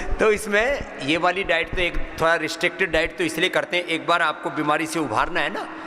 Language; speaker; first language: Hindi; native; Hindi